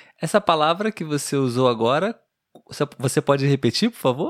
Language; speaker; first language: Portuguese; non-native, learner; Spanish